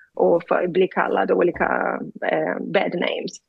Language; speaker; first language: Swedish; non-native, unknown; Portuguese